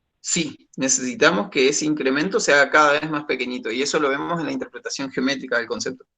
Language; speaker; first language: Spanish; native; Spanish